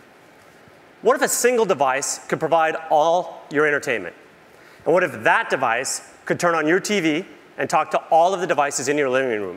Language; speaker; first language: English; native; English